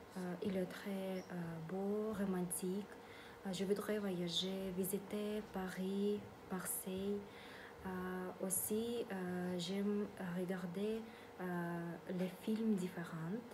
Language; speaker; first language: French; non-native, learner; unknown